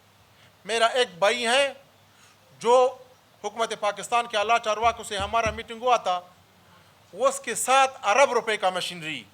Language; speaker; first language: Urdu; early bilingual, other home language; Pashto